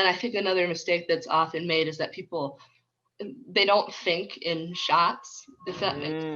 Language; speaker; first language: English; native; English